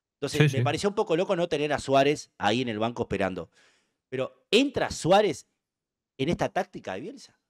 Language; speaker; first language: Spanish; native; Spanish